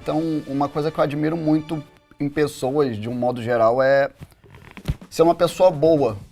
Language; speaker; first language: Portuguese; native; Portuguese